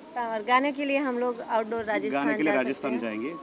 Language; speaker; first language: Hindi; native; Hindi